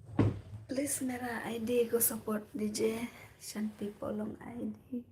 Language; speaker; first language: Hindi; non-native, local second language; Khasi